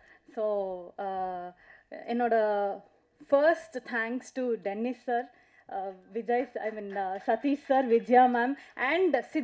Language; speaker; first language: Tamil; non-native, learner; Kannada